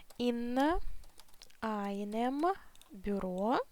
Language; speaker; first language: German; non-native, fluent; Ukrainian